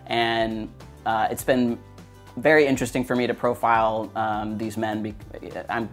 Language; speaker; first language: English; native; English